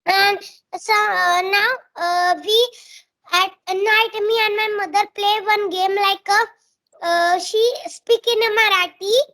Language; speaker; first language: English; non-native, learner; Marathi